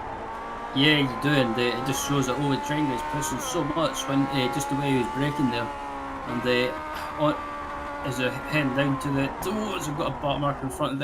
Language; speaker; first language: English; native; English